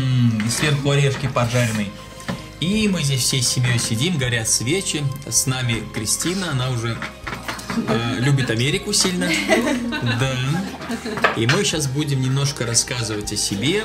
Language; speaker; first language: Russian; native; Russian